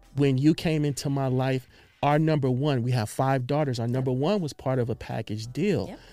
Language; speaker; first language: English; native; English